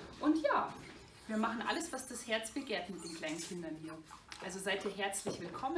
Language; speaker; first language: German; native; German